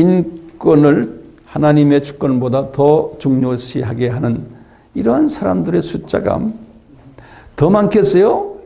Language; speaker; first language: Korean; native; Korean